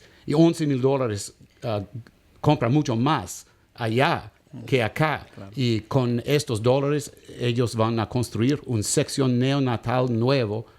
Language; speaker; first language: Spanish; non-native, learner; English